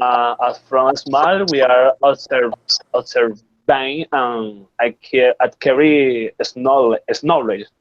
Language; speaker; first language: English; non-native, learner; Spanish